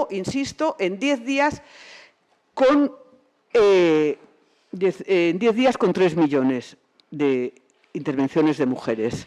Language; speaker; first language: Spanish; native; Spanish